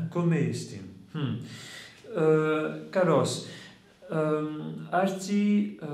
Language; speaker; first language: Greek; non-native, fluent; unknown